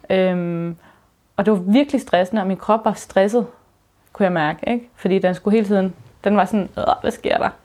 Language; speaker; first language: Danish; early bilingual, other home language; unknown